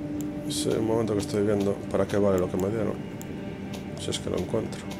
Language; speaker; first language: Spanish; native; Spanish